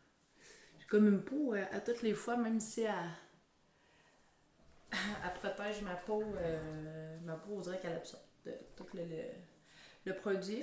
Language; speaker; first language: French; native; French